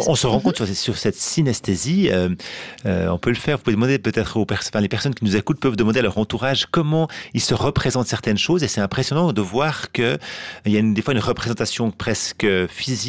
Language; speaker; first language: French; native; French